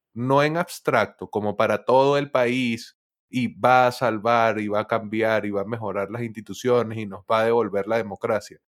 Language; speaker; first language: Spanish; native; Spanish